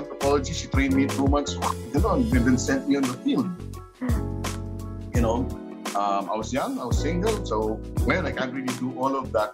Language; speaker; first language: English; non-native, local second language; Filipino